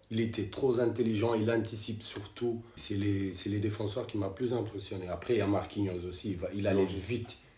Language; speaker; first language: French; non-native, fluent; Kabuverdianu